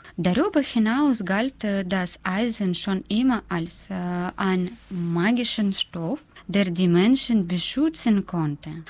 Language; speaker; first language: German; non-native, learner; Russian